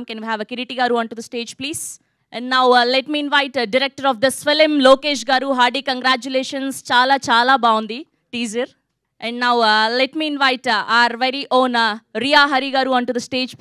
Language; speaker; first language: Telugu; native; Telugu